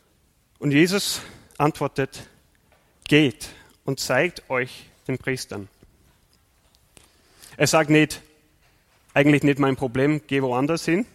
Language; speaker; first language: German; non-native, fluent; English